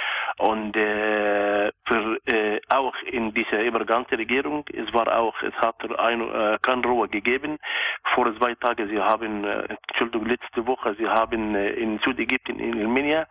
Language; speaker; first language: German; non-native, local second language; Arabic